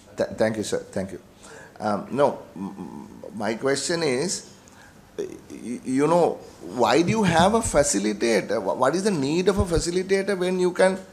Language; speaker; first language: English; non-native, local second language; Sinhala